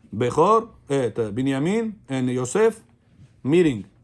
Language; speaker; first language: English; non-native, fluent; Russian